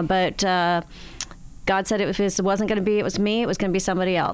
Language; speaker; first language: English; native; English